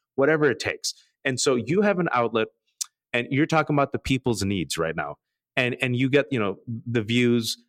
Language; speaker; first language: English; early bilingual, other home language; Urdu